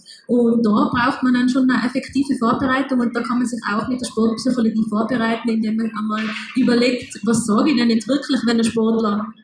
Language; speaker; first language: German; native; German